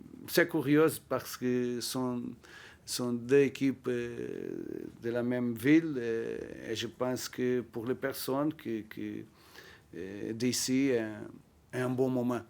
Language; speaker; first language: French; non-native, learner; Portuguese